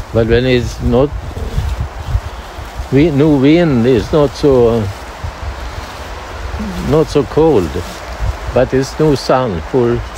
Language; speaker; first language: English; non-native, learner; Swedish